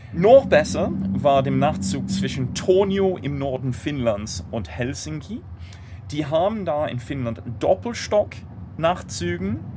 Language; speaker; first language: German; non-native, fluent; English